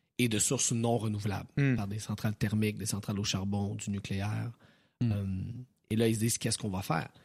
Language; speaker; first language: French; native; French